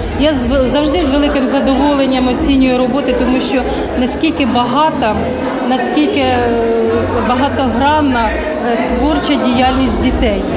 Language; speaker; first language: Ukrainian; native; Ukrainian